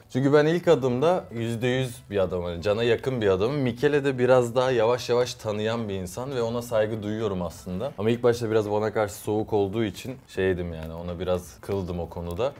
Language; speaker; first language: Turkish; early bilingual, heritage; English